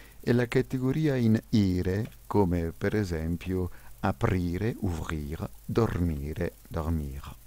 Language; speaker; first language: Italian; non-native, fluent; French